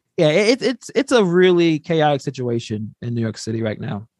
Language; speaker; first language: English; native; English